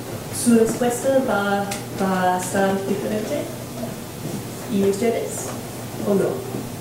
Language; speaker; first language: Spanish; non-native, learner; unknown